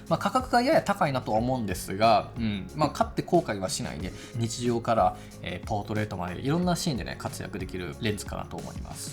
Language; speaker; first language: Japanese; native; Japanese